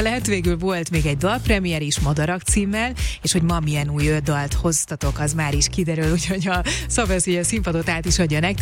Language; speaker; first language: Hungarian; native; Hungarian